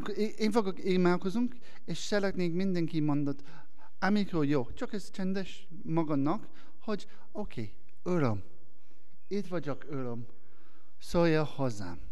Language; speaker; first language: Hungarian; non-native, learner; English